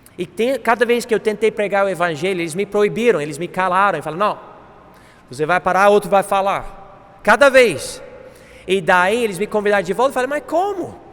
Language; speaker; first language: Portuguese; non-native, fluent; English